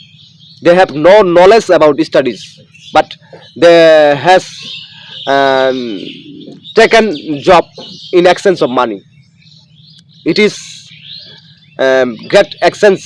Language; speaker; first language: English; non-native, local second language; Bangla